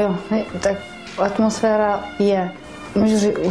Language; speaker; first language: Czech; non-native, learner; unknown